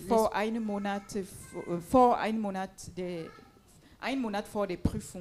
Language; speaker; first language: German; non-native, fluent; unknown